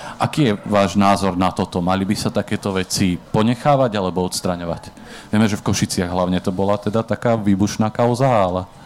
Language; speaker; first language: Slovak; native; Slovak